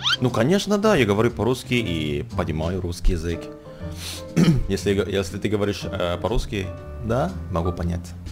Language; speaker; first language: Russian; non-native, learner; Indonesian